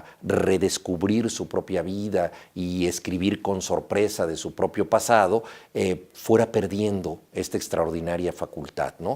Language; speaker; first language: Spanish; native; Spanish